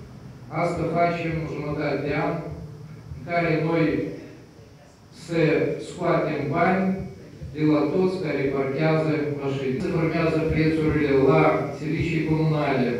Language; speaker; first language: Romanian; non-native, local second language; Russian